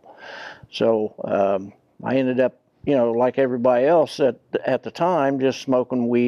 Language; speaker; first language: English; native; English